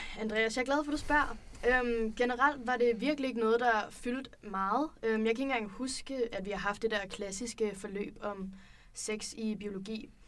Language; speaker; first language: Danish; native; Danish